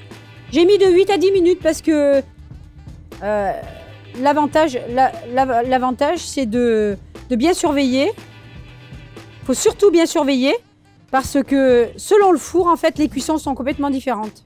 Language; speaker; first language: French; native; French